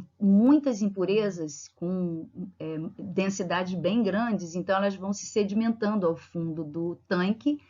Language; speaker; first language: Portuguese; native; Portuguese